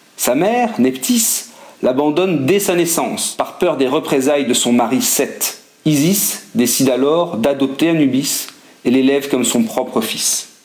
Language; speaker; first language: French; native; French